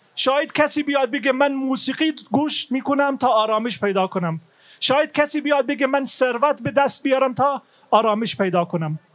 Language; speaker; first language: Persian; non-native, fluent; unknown